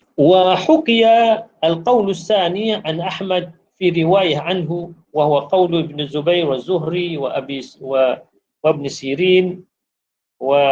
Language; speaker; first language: Arabic; non-native, fluent; Malay